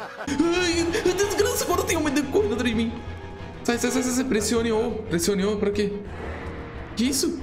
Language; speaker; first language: Portuguese; native; Portuguese